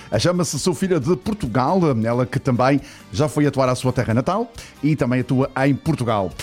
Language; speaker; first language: Portuguese; native; Portuguese